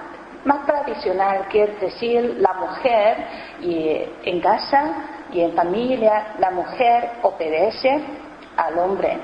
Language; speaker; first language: Spanish; non-native, learner; Chinese